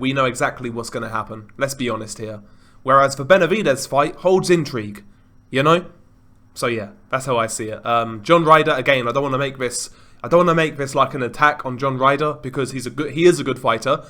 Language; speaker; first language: English; native; English